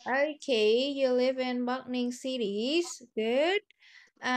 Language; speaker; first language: English; non-native, fluent; Vietnamese